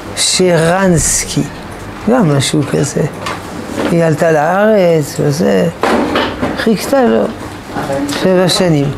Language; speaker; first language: Hebrew; non-native, fluent; French